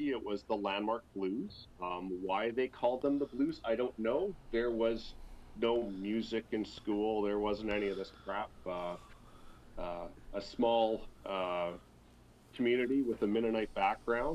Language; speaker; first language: English; native; English